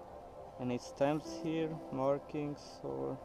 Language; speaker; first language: English; non-native, learner; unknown